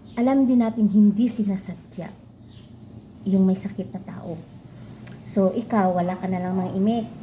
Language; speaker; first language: Filipino; non-native, local second language; Cebuano